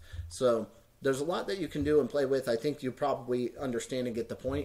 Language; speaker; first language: English; native; English